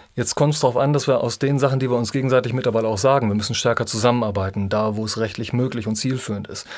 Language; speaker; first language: German; native; German